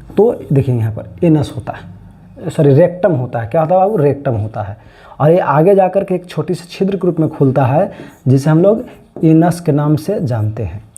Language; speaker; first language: Hindi; native; Hindi